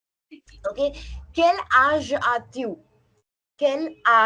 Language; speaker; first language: French; non-native, learner; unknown